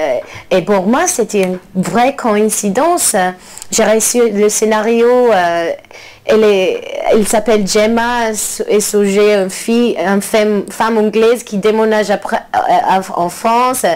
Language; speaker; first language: French; non-native, learner; English